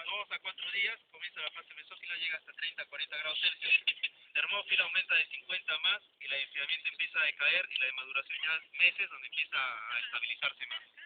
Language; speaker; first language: Spanish; native; Spanish